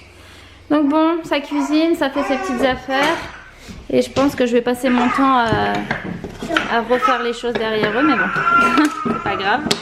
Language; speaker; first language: French; native; French